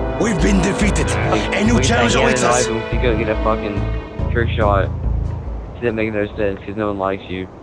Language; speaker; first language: English; native; English